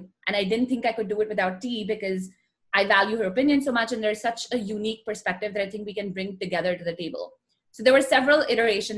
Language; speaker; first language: English; non-native, local second language; Hindi